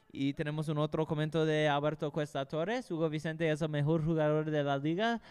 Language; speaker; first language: Spanish; non-native, learner; English